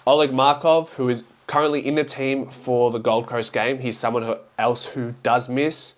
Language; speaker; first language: English; native; English